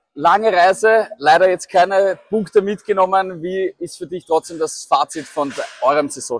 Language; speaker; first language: German; native; German